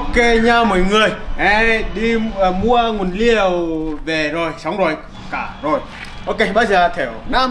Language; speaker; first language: Vietnamese; non-native, learner; Portuguese